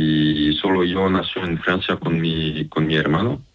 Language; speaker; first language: Spanish; non-native, learner; Serbian